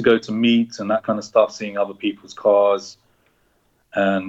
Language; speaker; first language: English; native; English